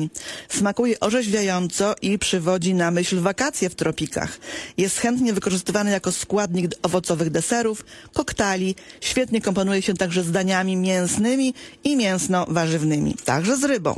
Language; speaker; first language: Polish; native; Polish